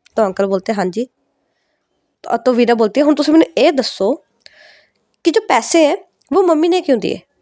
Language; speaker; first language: Hindi; non-native, local second language; Punjabi